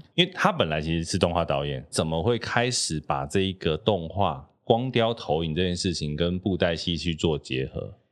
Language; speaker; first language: Chinese; native; Chinese